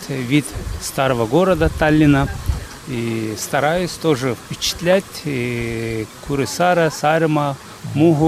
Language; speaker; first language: Russian; non-native, fluent; Azerbaijani